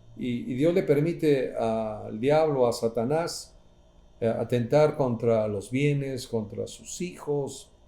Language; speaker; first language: Spanish; native; Spanish